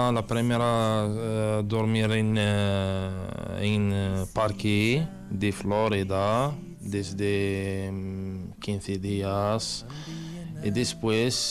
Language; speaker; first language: Spanish; non-native, learner; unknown